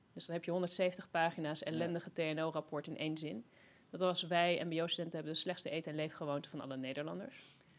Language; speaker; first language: Dutch; native; Dutch